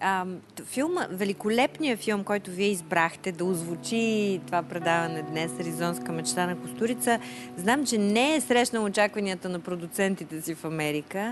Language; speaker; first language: Bulgarian; native; Bulgarian